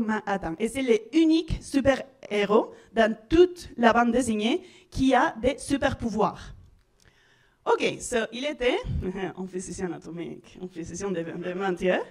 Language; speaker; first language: French; non-native, learner; Spanish